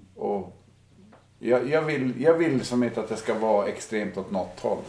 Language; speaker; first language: Swedish; native; Swedish